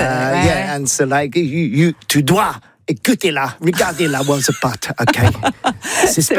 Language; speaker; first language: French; non-native, learner; English